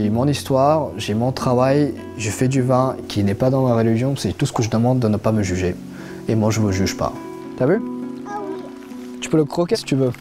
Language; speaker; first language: French; non-native, fluent; Persian